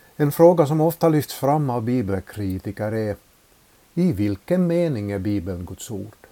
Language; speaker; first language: Swedish; native; Swedish